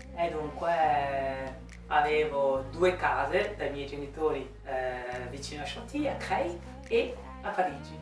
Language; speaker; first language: Italian; non-native, fluent; French